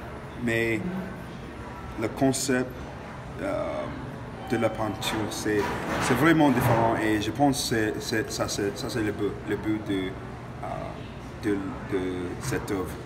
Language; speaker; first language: French; non-native, learner; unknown